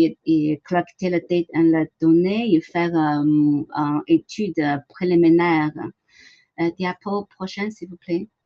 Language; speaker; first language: French; non-native, learner; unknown